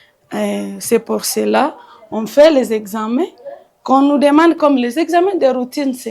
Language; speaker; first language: French; non-native, local second language; Swahili